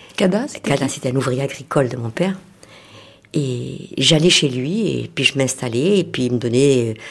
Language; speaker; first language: French; native; French